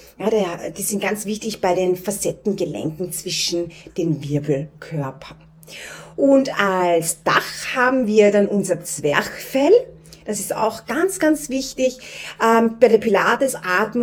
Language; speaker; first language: German; native; German